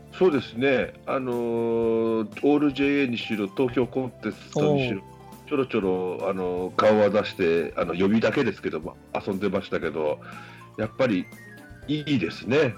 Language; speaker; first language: Japanese; native; Japanese